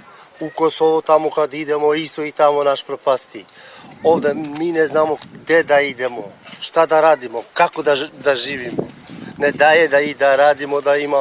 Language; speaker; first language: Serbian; non-native, local second language; Romany